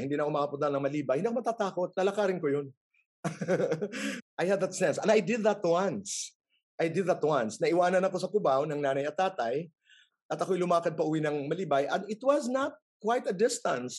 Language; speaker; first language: English; non-native, local second language; Waray